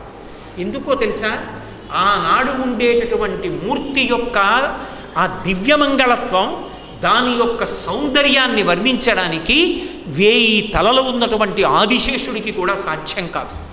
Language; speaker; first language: Telugu; native; Telugu